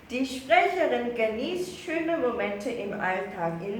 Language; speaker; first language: German; non-native, fluent; Korean